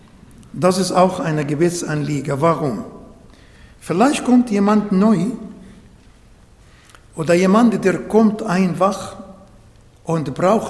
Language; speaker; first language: German; non-native, fluent; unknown